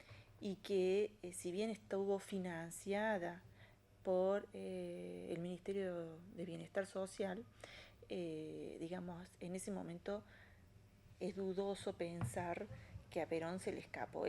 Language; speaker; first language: Spanish; native; Spanish